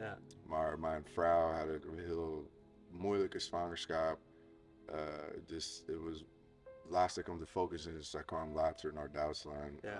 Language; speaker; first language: Dutch; non-native, fluent; English